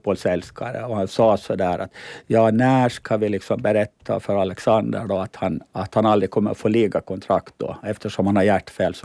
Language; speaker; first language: Swedish; native; Swedish